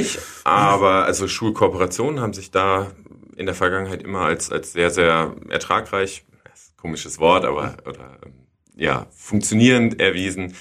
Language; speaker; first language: German; native; German